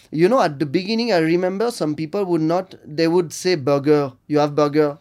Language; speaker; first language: English; non-native, fluent; French